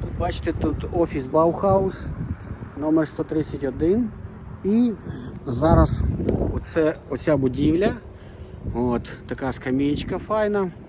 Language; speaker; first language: Ukrainian; native; Ukrainian